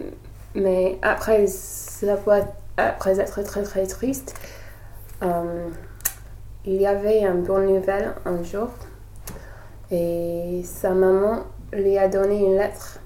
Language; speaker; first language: French; non-native, learner; English